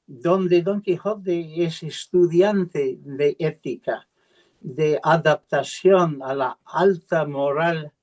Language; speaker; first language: Spanish; non-native, fluent; English